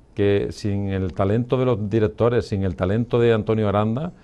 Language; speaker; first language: Spanish; native; Spanish